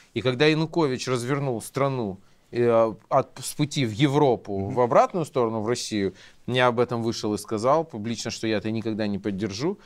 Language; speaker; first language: Russian; native; Russian